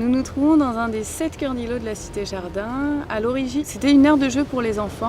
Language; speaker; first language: French; native; French